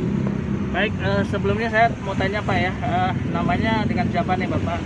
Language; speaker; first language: Indonesian; native; Indonesian